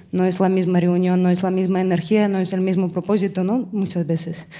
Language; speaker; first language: Spanish; non-native, fluent; Russian